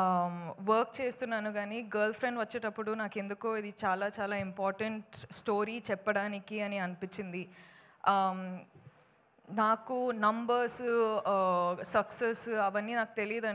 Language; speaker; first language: Telugu; non-native, fluent; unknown